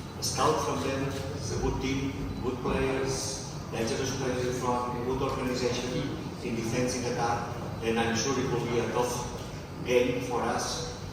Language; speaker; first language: English; non-native, fluent; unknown